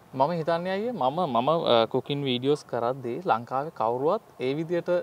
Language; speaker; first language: Sinhala; native; Sinhala